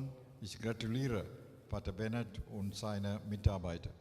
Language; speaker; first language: German; non-native, fluent; Tamil